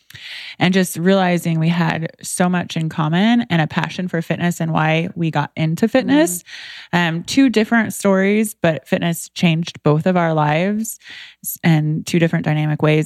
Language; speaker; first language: English; native; English